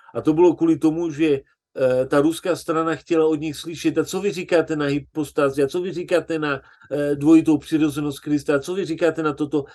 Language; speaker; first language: Czech; native; Czech